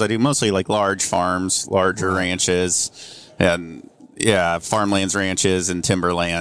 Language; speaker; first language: English; native; English